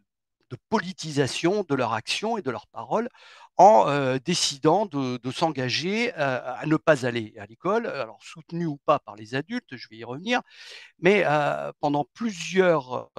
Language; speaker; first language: French; native; French